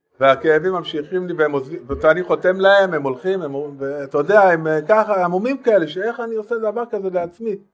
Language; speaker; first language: Hebrew; non-native, fluent; French